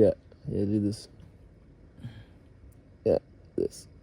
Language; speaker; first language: English; native; English